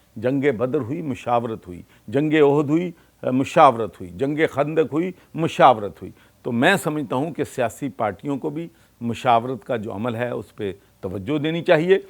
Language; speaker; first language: Urdu; non-native, local second language; Punjabi